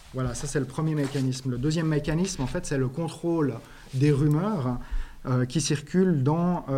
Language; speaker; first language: French; native; French